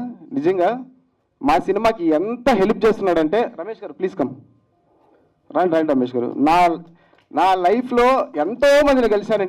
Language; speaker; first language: Telugu; native; Telugu